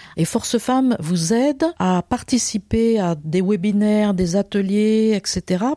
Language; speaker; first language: French; native; French